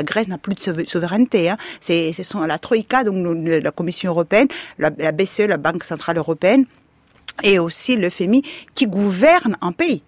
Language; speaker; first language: French; non-native, fluent; Greek